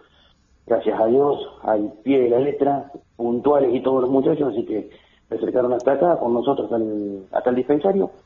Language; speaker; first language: Spanish; native; Spanish